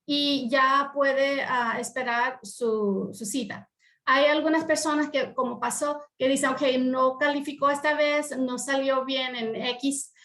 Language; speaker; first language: Spanish; early bilingual, heritage; Spanish